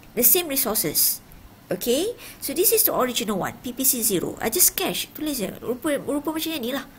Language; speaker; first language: English; non-native, local second language; Malay